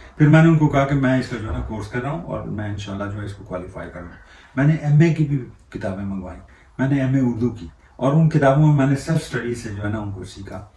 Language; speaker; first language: Urdu; non-native, local second language; Punjabi